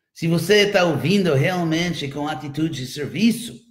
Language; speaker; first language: Portuguese; non-native, fluent; English